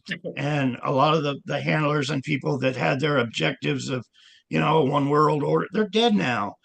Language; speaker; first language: English; native; English